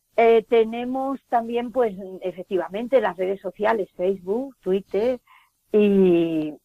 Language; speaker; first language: Spanish; native; Spanish